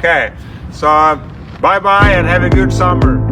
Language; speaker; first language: English; non-native, fluent; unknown